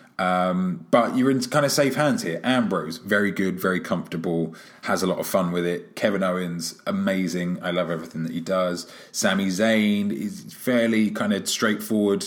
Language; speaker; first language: English; native; English